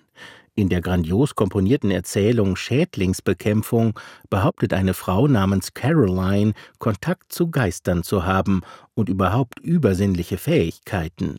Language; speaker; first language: German; native; German